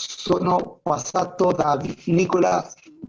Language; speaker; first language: Italian; non-native, learner; Spanish